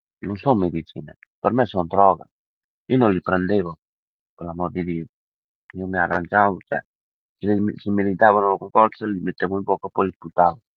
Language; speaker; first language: Italian; early bilingual, other home language; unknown